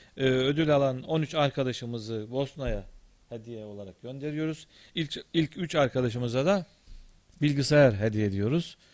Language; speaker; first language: Turkish; native; Turkish